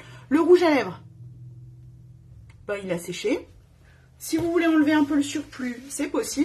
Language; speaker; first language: French; native; French